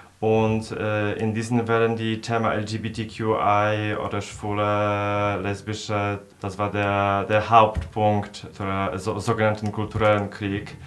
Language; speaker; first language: German; non-native, fluent; Polish